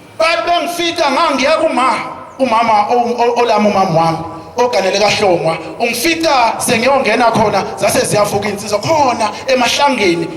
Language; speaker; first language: Zulu; native; Zulu